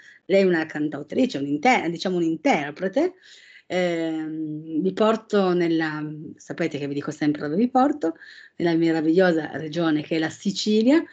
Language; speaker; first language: Italian; native; Italian